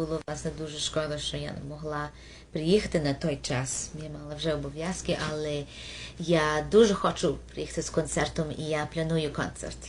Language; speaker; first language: Ukrainian; early bilingual, heritage; Ukrainian